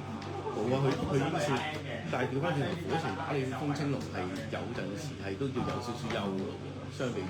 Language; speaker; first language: Cantonese; native; Cantonese